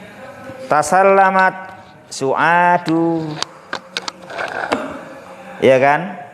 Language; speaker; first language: Arabic; non-native, fluent; Indonesian